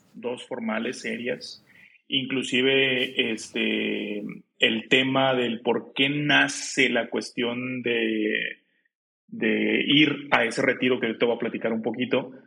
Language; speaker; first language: Spanish; native; Spanish